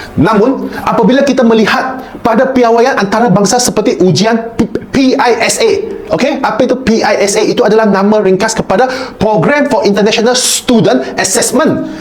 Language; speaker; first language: Malay; non-native, local second language; Chinese